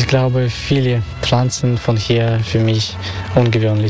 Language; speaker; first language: German; non-native, fluent; Russian